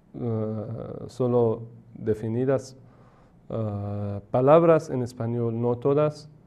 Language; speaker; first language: Spanish; non-native, fluent; Persian